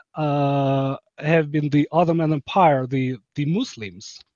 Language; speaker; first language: English; non-native, fluent; Ukrainian